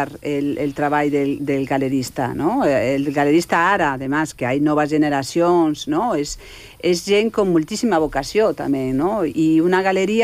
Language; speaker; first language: Catalan; non-native, local second language; Spanish